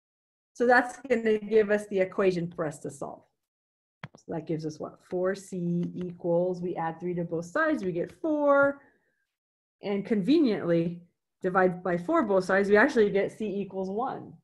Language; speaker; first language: English; native; English